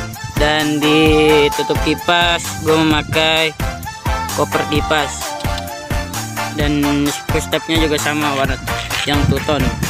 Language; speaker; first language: Indonesian; native; Indonesian